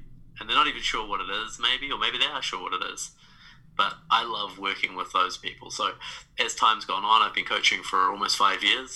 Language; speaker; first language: English; native; English